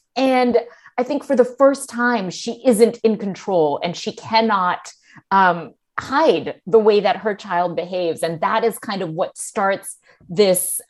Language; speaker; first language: English; native; English